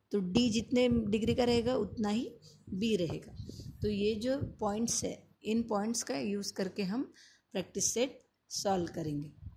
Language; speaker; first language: Hindi; non-native, local second language; Marathi